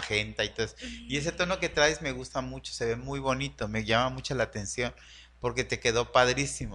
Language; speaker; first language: Spanish; native; Spanish